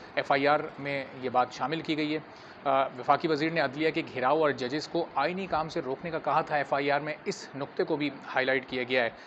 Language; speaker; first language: Urdu; native; Urdu